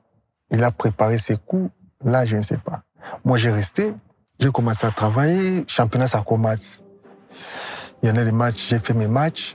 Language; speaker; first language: French; non-native, local second language; Lingala